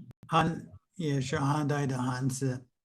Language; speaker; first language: Chinese; non-native, fluent; English